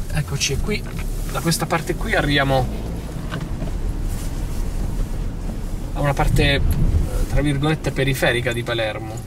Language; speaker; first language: Italian; native; Italian